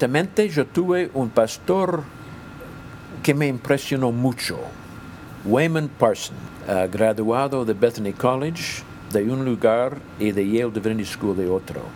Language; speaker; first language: Spanish; non-native, fluent; English